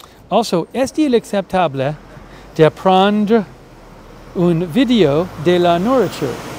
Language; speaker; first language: French; non-native, learner; English